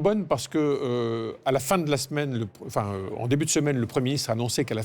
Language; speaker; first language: French; native; French